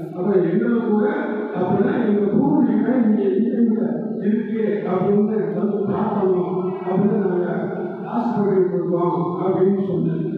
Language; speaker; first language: Tamil; non-native, local second language; Telugu